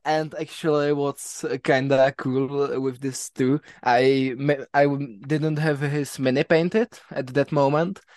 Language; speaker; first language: English; non-native, fluent; Czech